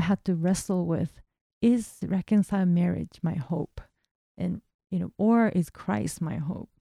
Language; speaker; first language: English; non-native, fluent; Japanese